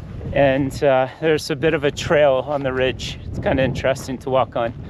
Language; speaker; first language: English; native; English